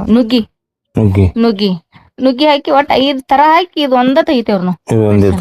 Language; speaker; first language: Kannada; native; Kannada